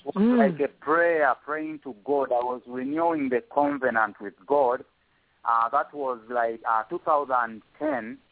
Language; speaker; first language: English; non-native, local second language; Ganda